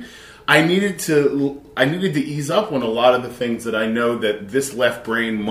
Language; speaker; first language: English; native; English